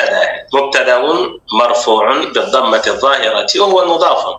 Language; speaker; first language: Arabic; non-native, fluent; Urdu